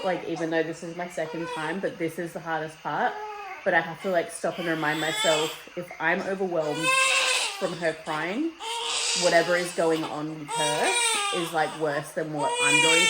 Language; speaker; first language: English; native; English